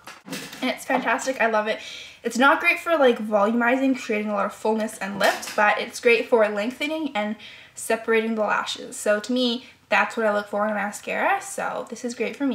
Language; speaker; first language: English; native; English